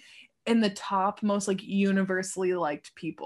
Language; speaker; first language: English; native; English